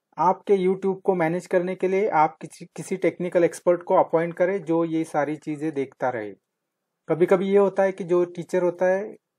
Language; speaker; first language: Hindi; non-native, local second language; Marathi